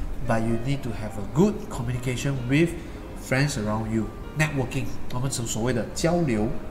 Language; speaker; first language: English; non-native, local second language; Chinese